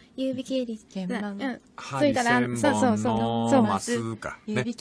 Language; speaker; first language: Japanese; non-native, fluent; English